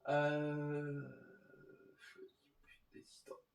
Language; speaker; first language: French; native; French